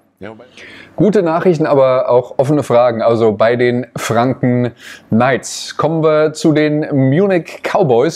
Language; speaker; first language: German; native; German